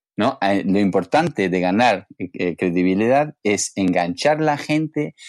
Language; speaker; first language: Spanish; non-native, learner; English